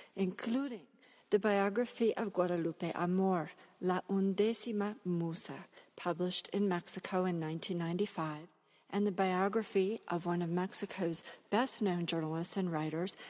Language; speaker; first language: English; native; English